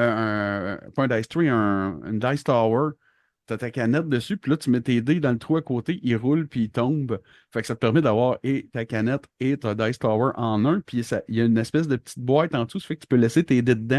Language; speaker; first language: French; native; French